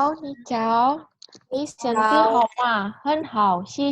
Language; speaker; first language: Chinese; non-native, learner; Indonesian